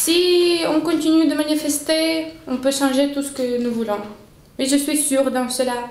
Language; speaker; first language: French; non-native, learner; Spanish